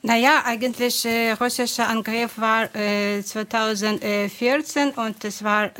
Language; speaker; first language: German; non-native, fluent; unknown